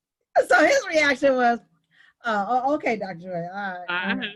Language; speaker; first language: English; native; English